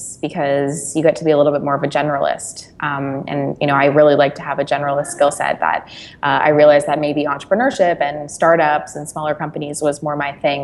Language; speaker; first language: English; native; English